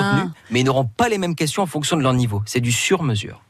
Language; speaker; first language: French; native; French